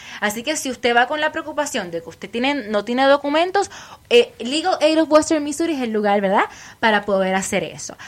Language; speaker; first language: Spanish; native; Spanish